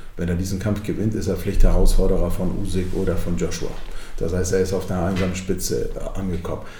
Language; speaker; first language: German; early bilingual, other home language; Croatian